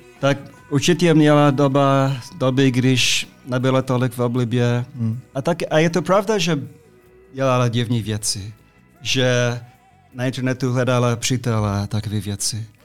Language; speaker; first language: Czech; non-native, fluent; English